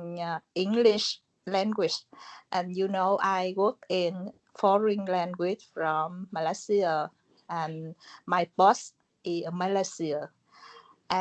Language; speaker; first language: English; non-native, learner; Vietnamese